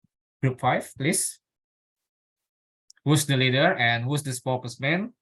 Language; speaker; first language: English; non-native, learner; Indonesian